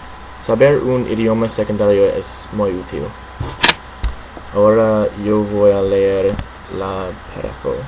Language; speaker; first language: Spanish; non-native, learner; English